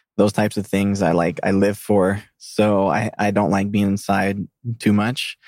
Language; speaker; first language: English; native; English